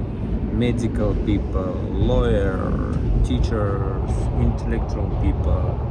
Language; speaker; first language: English; non-native, learner; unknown